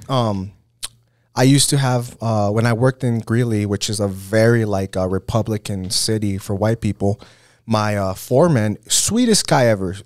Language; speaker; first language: English; early bilingual, other home language; Spanish